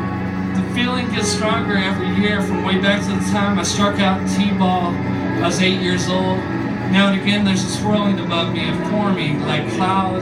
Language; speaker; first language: English; native; English